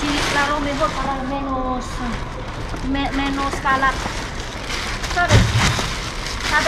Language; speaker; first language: Spanish; non-native, learner; Filipino